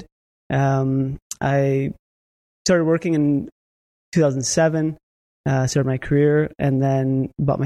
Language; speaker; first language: English; native; English